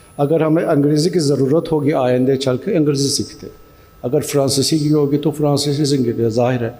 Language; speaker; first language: Urdu; non-native, fluent; Turkish